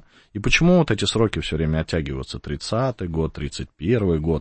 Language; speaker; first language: Russian; native; Russian